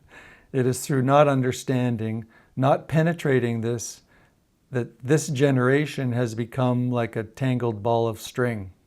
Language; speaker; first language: English; native; English